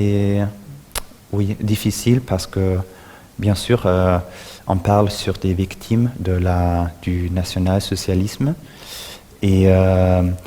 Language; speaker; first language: French; non-native, fluent; German